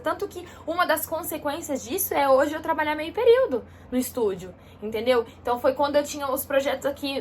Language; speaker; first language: Portuguese; native; Portuguese